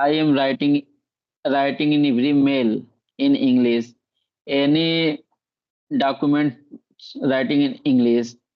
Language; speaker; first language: English; non-native, learner; Bhojpuri